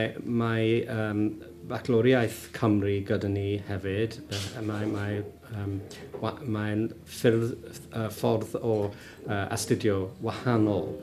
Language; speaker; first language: Welsh; non-native, local second language; English